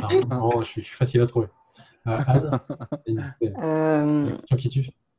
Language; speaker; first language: French; native; French